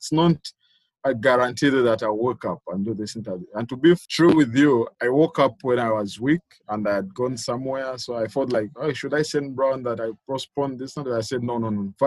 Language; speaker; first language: English; non-native, local second language; Ganda